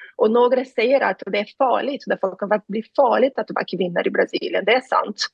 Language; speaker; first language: Swedish; non-native, fluent; Portuguese